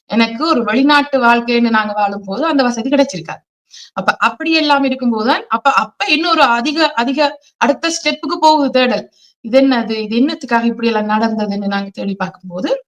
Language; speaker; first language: Tamil; early bilingual, heritage; Tamil